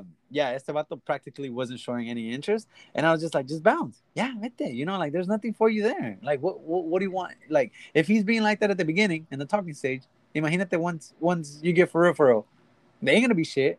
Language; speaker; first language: English; early bilingual, other home language; Spanish